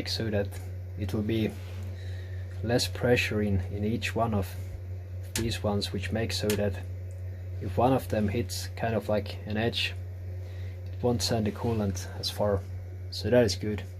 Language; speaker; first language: English; non-native, fluent; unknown